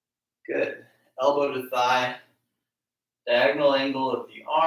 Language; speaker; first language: English; native; English